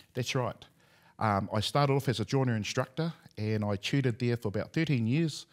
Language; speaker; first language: English; native; English